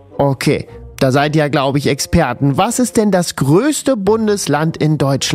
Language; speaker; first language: German; native; German